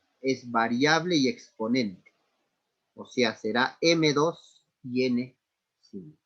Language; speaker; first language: Spanish; native; Spanish